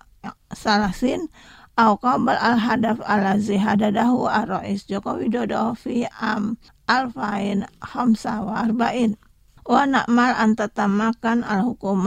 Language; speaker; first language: Arabic; non-native, fluent; Indonesian